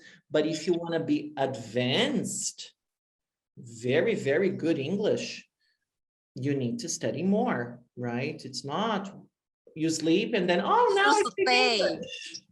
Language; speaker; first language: English; non-native, fluent; Portuguese